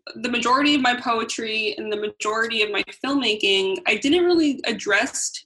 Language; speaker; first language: English; native; English